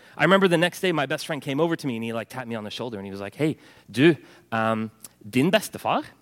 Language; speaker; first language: English; early bilingual, other home language; Norwegian